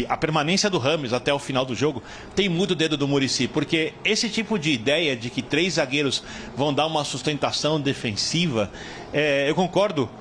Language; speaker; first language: Portuguese; native; Portuguese